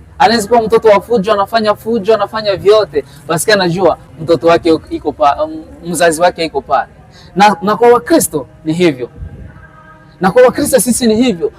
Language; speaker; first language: Swahili; native; Swahili